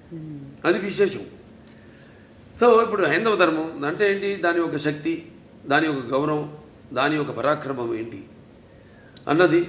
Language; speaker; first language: Telugu; native; Telugu